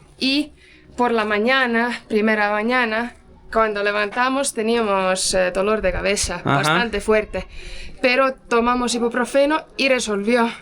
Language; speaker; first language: Spanish; non-native, fluent; Portuguese